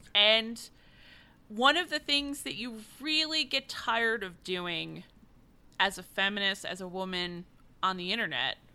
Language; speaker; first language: English; native; English